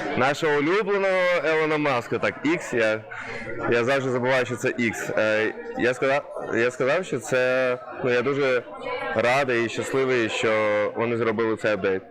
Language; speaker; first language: Ukrainian; non-native, local second language; Russian